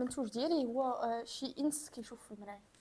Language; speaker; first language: Arabic; native; Arabic